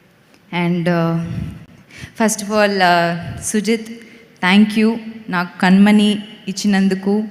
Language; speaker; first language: Telugu; non-native, fluent; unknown